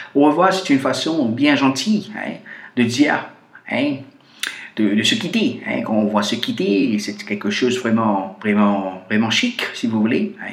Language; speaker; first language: French; non-native, fluent; Portuguese